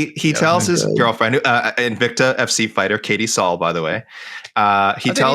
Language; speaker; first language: English; native; English